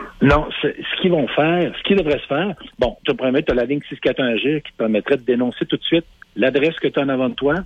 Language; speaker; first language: French; native; French